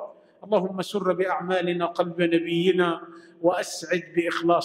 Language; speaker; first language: Arabic; native; Arabic